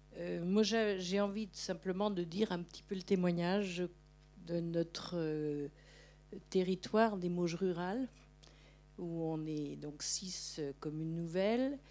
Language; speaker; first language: French; native; French